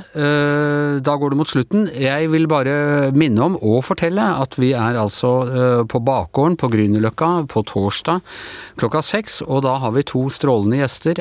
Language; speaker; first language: Norwegian; native; Norwegian